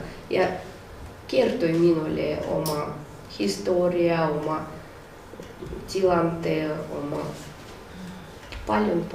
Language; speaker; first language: Finnish; non-native, learner; Russian